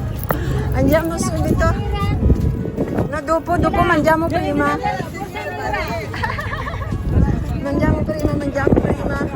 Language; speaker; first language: Italian; non-native, learner; Filipino